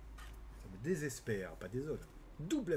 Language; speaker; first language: French; native; French